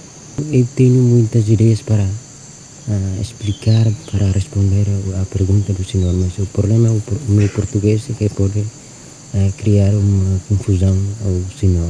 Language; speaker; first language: Portuguese; non-native, learner; Tetum